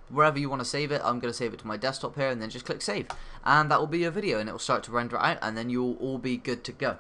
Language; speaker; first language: English; native; English